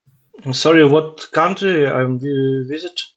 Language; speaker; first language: English; non-native, learner; Ukrainian